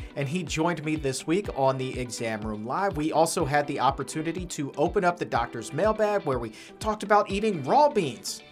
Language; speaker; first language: English; native; English